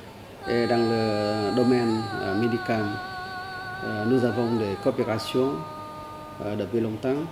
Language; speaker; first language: French; non-native, learner; Vietnamese